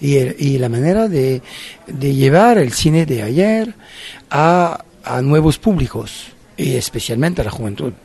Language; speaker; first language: Spanish; non-native, fluent; French